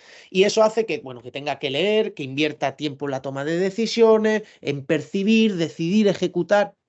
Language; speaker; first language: Spanish; native; Spanish